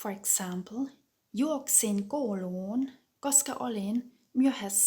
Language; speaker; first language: Finnish; non-native, fluent; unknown